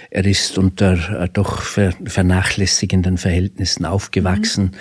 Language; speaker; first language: German; native; German